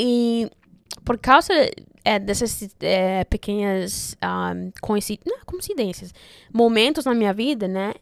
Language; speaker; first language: Portuguese; non-native, fluent; Spanish